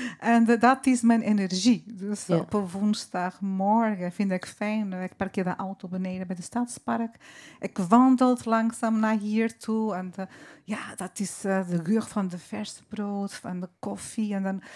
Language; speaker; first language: Dutch; non-native, fluent; Portuguese